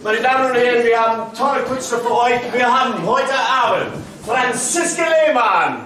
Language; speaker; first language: German; non-native, learner; English